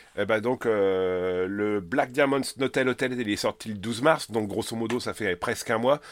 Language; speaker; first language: French; native; French